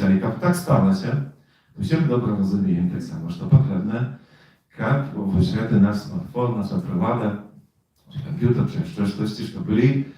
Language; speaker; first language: Polish; non-native, learner; Russian